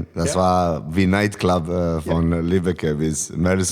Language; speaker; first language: German; non-native, learner; Serbian